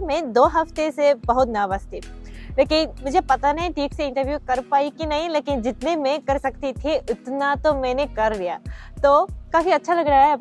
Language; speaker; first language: Hindi; non-native, fluent; Japanese